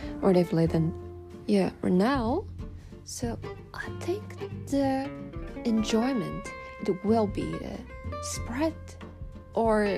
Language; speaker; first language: English; non-native, learner; Japanese